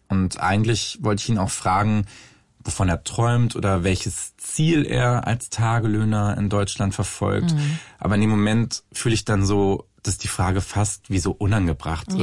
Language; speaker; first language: German; native; German